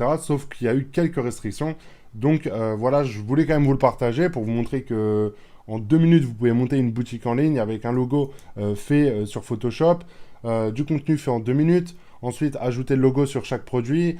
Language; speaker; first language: French; native; French